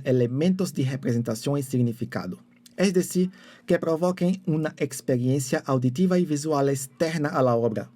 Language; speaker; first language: Spanish; non-native, fluent; Portuguese